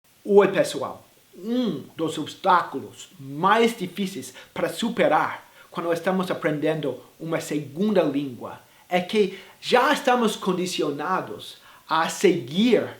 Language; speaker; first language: Portuguese; non-native, fluent; English